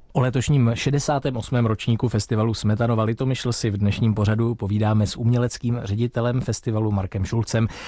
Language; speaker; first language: Czech; native; Czech